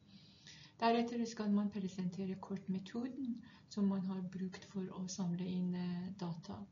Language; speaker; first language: Norwegian; non-native, fluent; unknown